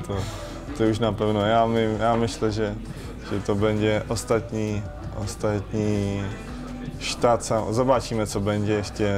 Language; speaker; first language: Polish; non-native, learner; Czech